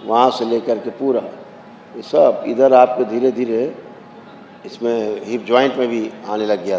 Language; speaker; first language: Hindi; native; Hindi